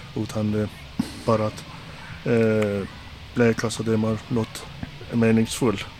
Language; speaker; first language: Swedish; non-native, fluent; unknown